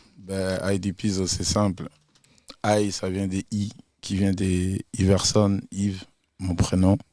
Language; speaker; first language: French; non-native, local second language; Lingala